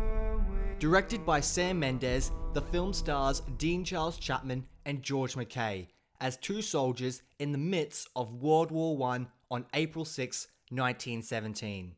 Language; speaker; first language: English; native; English